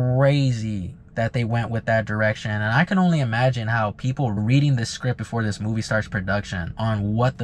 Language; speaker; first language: English; native; English